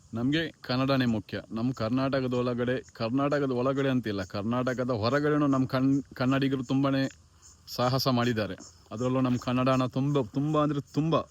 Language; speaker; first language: Kannada; non-native, local second language; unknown